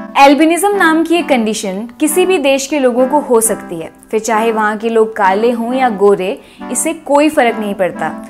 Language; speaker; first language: Hindi; native; Hindi